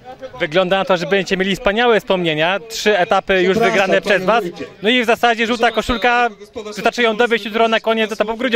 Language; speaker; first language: Polish; native; Polish